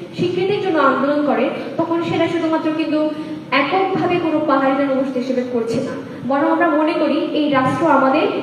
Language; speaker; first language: Bangla; non-native, local second language; Chakma